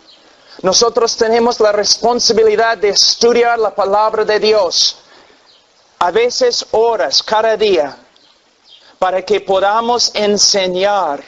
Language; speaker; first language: Spanish; non-native, fluent; English